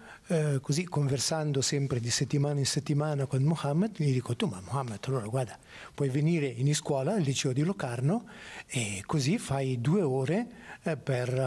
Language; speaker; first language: Italian; native; Italian